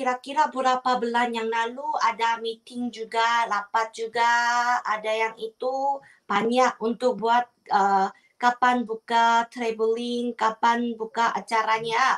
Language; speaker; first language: Indonesian; non-native, fluent; Korean